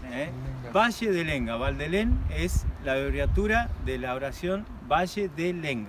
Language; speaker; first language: Spanish; native; Spanish